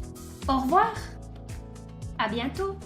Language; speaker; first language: French; non-native, fluent; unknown